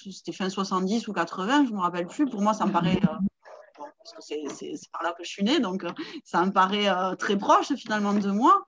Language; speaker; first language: French; native; French